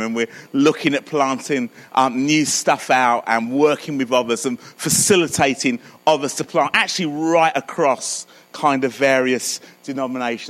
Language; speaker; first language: English; native; English